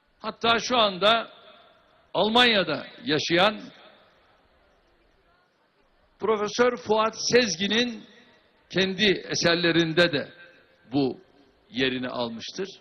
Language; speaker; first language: Turkish; native; Turkish